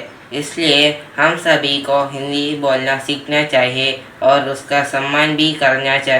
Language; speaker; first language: Hindi; non-native, local second language; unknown